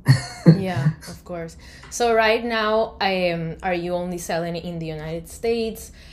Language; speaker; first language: English; non-native, fluent; Spanish